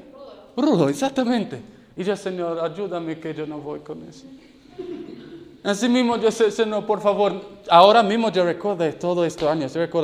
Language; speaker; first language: Spanish; non-native, learner; English